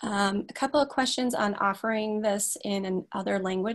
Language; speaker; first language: English; native; English